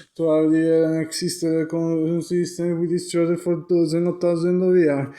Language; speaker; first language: English; non-native, learner; Italian